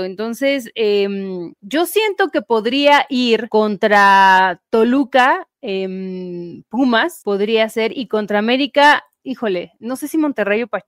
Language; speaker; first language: Spanish; native; Spanish